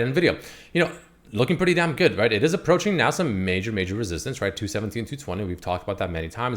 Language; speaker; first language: English; native; English